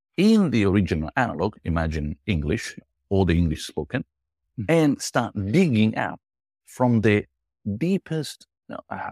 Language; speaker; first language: English; non-native, fluent; Italian